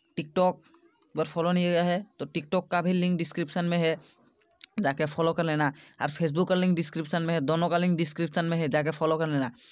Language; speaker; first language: Hindi; non-native, local second language; Odia